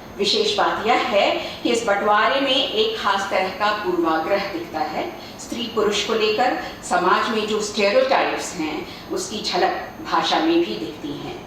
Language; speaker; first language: Hindi; native; Hindi